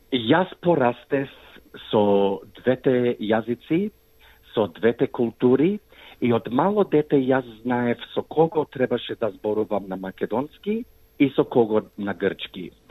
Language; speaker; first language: Macedonian; early bilingual, heritage; Macedonian